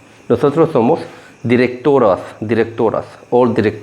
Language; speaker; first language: Spanish; non-native, learner; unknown